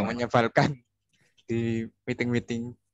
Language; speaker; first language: Indonesian; native; Indonesian